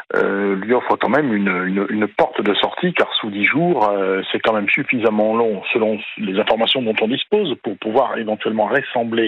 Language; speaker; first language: French; native; French